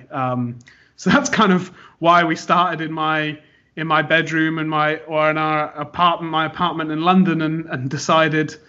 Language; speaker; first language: English; native; English